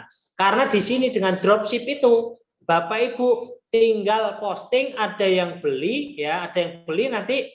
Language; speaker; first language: Indonesian; non-native, local second language; Javanese